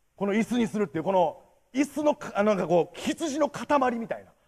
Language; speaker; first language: Japanese; native; Japanese